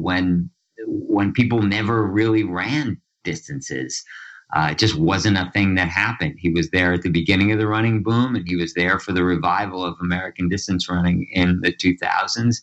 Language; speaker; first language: English; native; English